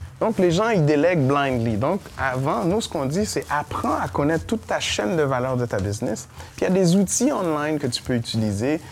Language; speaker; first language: French; early bilingual, other home language; Haitian Creole